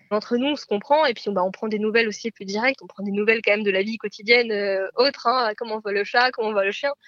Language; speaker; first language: French; native; French